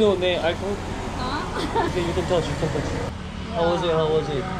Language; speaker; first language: English; non-native, learner; Korean